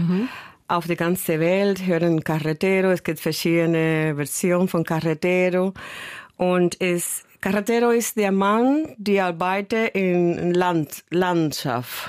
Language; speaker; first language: German; non-native, learner; Spanish